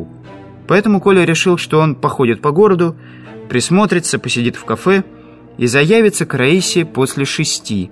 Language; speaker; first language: Russian; native; Russian